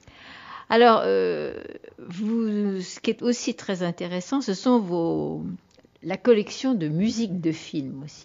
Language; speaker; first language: French; native; French